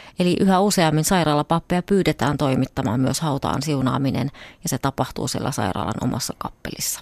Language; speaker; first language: Finnish; native; Finnish